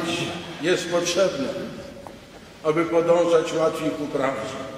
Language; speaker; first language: Polish; native; Polish